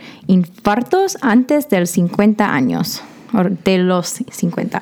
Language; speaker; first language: Spanish; non-native, learner; English